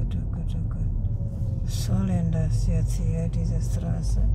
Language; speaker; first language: German; non-native, learner; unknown